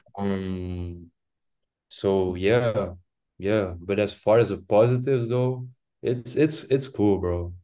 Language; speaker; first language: English; non-native, fluent; French